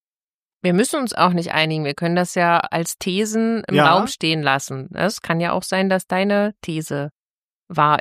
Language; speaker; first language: German; native; German